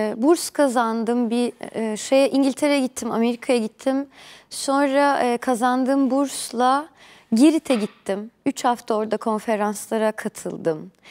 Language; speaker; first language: Turkish; native; Turkish